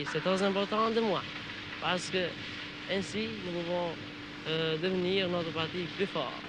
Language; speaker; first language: French; non-native, learner; Albanian